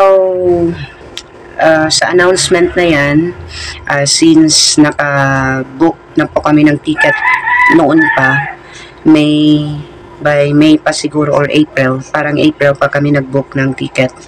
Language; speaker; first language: Filipino; native; Filipino